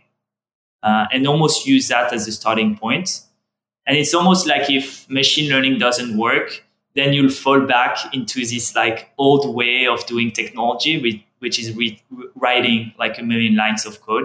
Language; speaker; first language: English; non-native, fluent; French